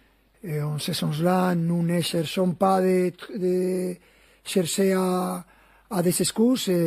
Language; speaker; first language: French; non-native, fluent; Spanish